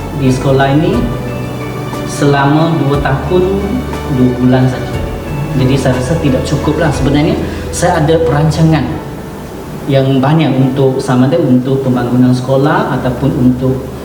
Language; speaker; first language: Malay; non-native, local second language; Chinese